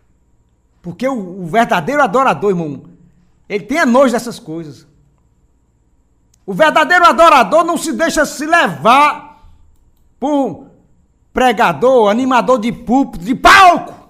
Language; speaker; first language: Portuguese; native; Portuguese